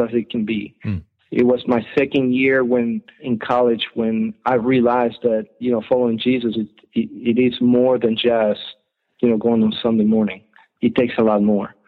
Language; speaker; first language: English; non-native, fluent; Spanish